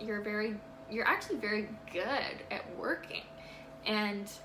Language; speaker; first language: English; native; English